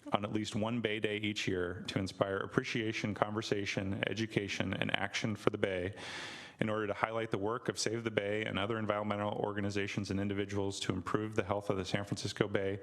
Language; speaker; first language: English; native; English